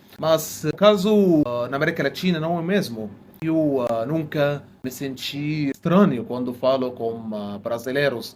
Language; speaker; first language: Portuguese; non-native, fluent; Arabic